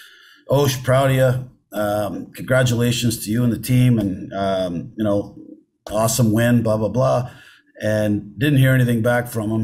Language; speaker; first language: English; native; English